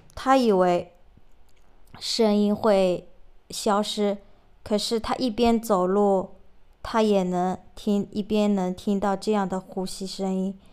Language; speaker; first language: Chinese; native; Chinese